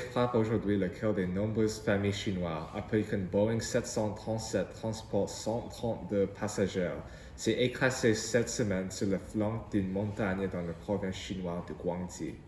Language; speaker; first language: French; non-native, learner; English